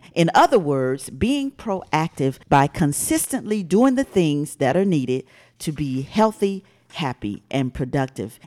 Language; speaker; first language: English; native; English